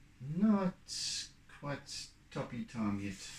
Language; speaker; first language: English; native; English